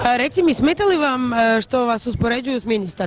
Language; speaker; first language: Croatian; native; Croatian